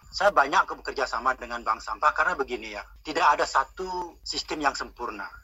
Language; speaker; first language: Indonesian; non-native, local second language; Balinese